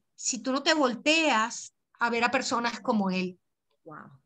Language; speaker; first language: Spanish; native; Spanish